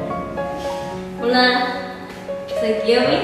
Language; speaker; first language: Spanish; non-native, learner; Japanese